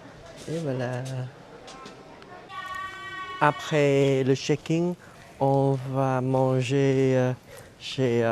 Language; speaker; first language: French; non-native, fluent; Vietnamese